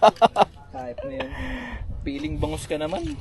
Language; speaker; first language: Filipino; native; Filipino